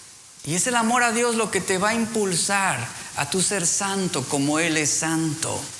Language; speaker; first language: Spanish; native; Spanish